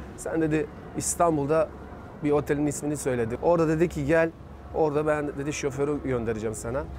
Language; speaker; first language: Turkish; non-native, fluent; Bosnian